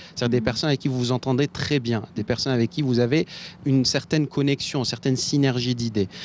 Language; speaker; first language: French; non-native, local second language; Arabic